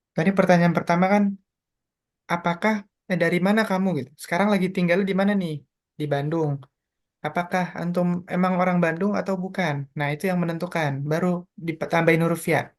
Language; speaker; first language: Indonesian; native; Indonesian